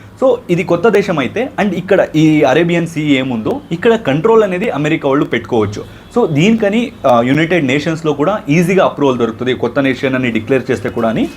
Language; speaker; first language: Telugu; non-native, local second language; Kannada